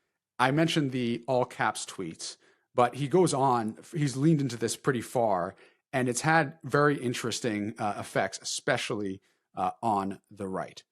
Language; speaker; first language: English; native; English